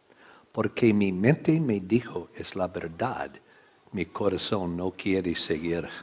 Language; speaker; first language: Spanish; non-native, learner; English